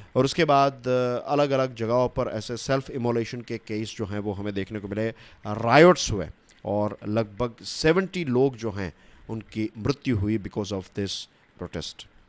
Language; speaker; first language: Hindi; non-native, local second language; Gujarati